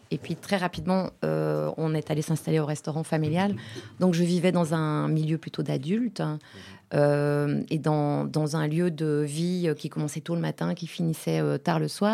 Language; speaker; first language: French; native; French